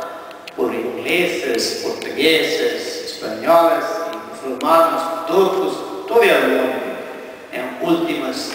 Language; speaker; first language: Spanish; non-native, fluent; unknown